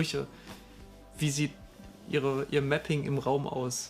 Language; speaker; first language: German; native; German